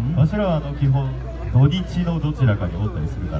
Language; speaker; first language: Japanese; native; Japanese